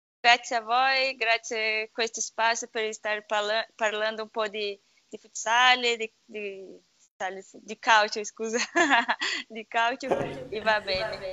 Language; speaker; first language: Italian; non-native, learner; Portuguese